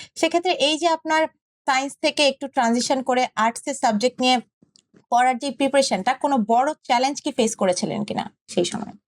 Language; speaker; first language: Bangla; native; Bangla